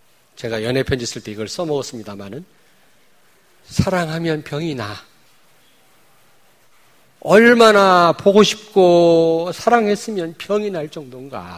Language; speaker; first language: Korean; native; Korean